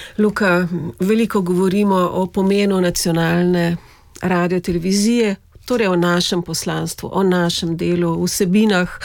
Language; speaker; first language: Slovenian; native; Slovenian